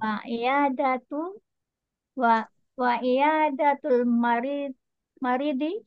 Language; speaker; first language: Arabic; non-native, learner; Indonesian